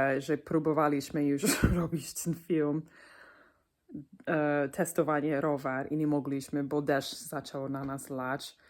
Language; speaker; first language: Polish; non-native, learner; English